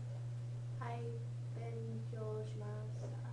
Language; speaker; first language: Japanese; non-native, learner; English